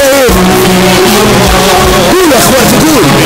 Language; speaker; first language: Arabic; native; Arabic